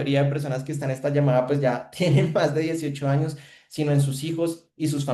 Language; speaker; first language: Spanish; native; Spanish